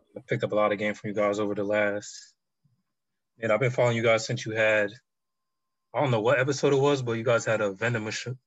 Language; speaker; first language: English; native; English